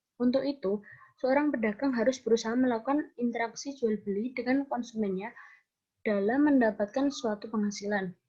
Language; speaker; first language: Indonesian; native; Indonesian